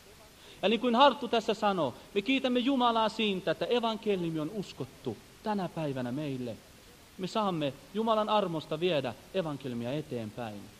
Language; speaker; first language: Finnish; native; Finnish